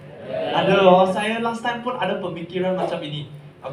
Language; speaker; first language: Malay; non-native, local second language; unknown